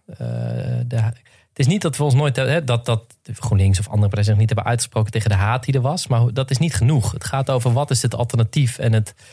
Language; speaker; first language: Dutch; native; Dutch